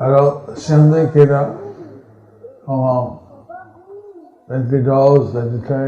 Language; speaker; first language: Spanish; non-native, learner; English